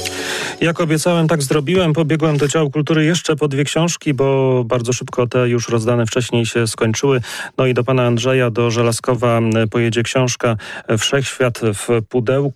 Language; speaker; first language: Polish; native; Polish